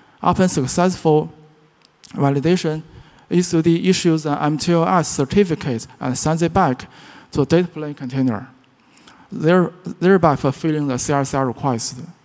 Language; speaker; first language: English; non-native, learner; Chinese